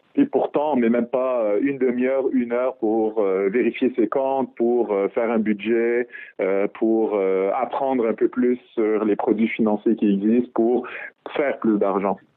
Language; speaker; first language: French; early bilingual, other home language; Arabic